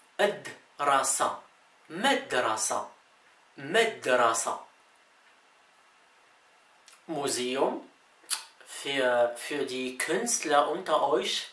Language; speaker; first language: German; non-native, fluent; Arabic